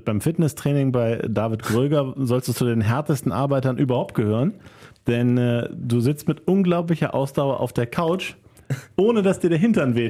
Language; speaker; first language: German; native; German